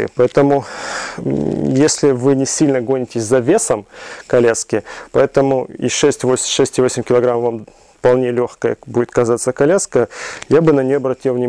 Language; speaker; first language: Russian; native; Russian